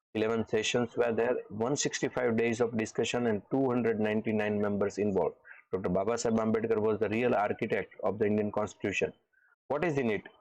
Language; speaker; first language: English; non-native, local second language; Gujarati